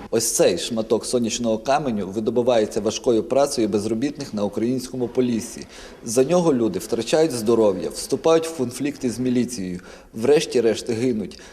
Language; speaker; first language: Ukrainian; native; Ukrainian